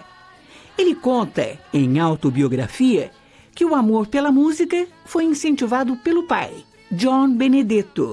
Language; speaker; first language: Portuguese; native; Portuguese